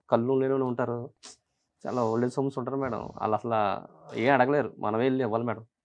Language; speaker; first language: Telugu; non-native, local second language; Urdu